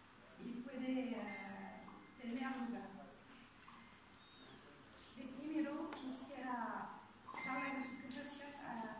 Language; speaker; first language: Spanish; non-native, fluent; French